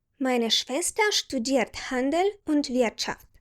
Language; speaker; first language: German; non-native, fluent; Ukrainian